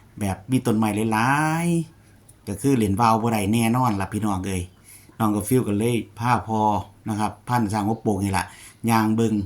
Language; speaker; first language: Thai; non-native, local second language; Lao